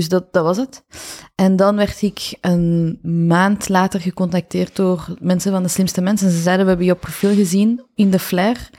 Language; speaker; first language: Dutch; early bilingual, other home language; Persian